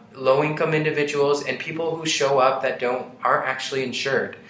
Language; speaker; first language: English; native; English